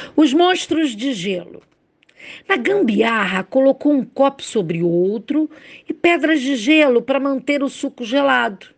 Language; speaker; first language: Portuguese; native; Portuguese